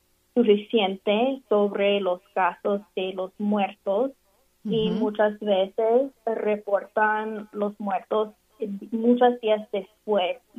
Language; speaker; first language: Spanish; non-native, fluent; English